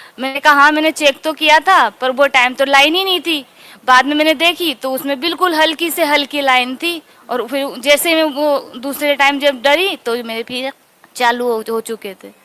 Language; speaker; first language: Hindi; native; Hindi